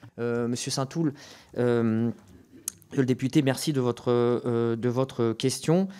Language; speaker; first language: French; native; French